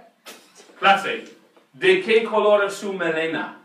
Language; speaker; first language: Spanish; non-native, fluent; English